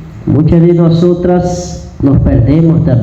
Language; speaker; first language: Spanish; native; Spanish